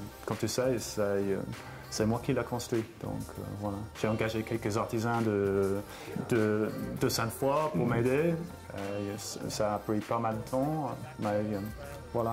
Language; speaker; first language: French; non-native, fluent; English